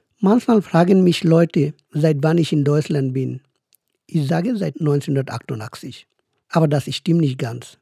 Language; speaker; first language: German; non-native, fluent; Bangla